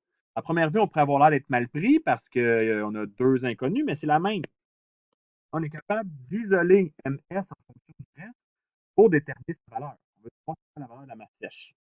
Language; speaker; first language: French; native; French